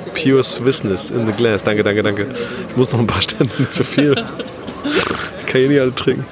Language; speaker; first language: German; native; German